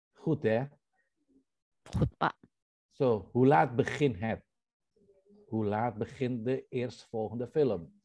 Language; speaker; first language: Dutch; non-native, learner; Indonesian